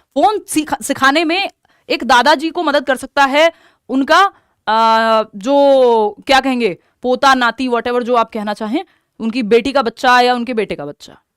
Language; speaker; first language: Hindi; native; Hindi